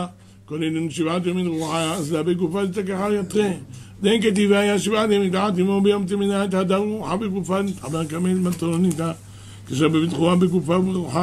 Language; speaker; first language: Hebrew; native; Hebrew